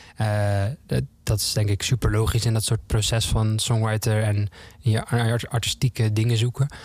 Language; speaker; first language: Dutch; native; Dutch